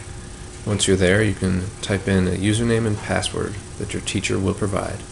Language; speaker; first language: English; native; English